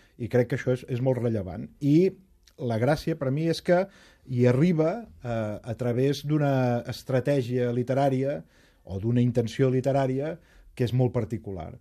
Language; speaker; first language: Catalan; native; Catalan